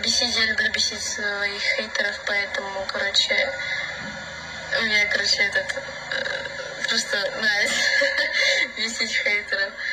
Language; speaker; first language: Russian; native; Russian